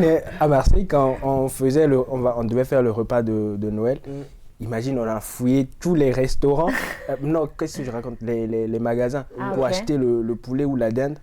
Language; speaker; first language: French; non-native, local second language; Ewe